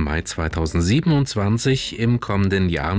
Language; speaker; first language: German; native; German